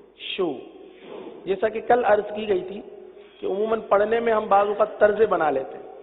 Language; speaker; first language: Urdu; native; Urdu